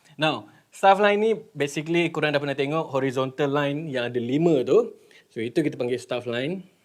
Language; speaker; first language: Malay; native; Malay